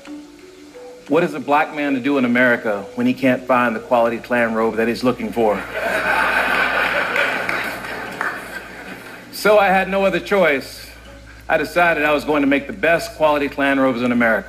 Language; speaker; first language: English; native; English